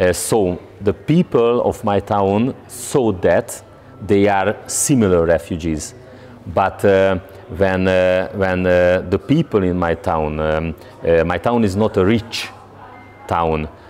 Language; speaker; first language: English; non-native, learner; Hungarian